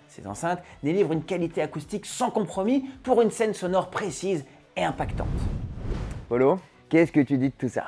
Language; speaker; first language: French; native; French